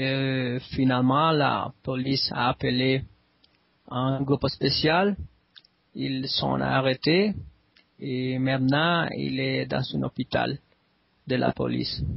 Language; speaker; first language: French; non-native, learner; Spanish